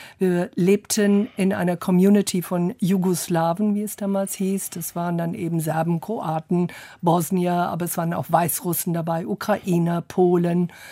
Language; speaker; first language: German; early bilingual, other home language; English